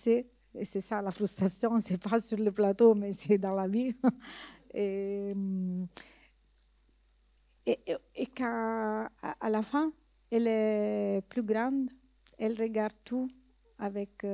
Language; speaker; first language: French; non-native, learner; Italian